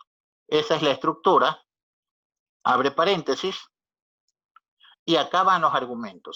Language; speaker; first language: Spanish; native; Spanish